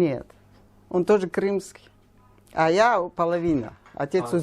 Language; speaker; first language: Russian; non-native, local second language; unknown